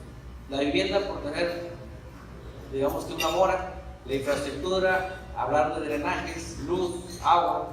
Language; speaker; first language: Spanish; native; Spanish